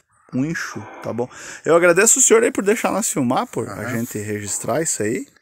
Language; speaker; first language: Portuguese; native; Portuguese